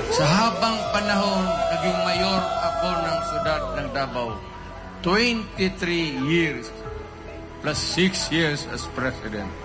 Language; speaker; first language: Filipino; non-native, local second language; Cebuano